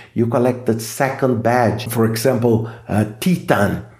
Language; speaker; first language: English; non-native, fluent; Portuguese